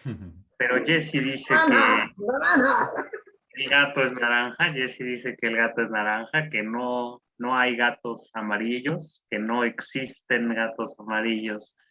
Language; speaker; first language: Spanish; non-native, fluent; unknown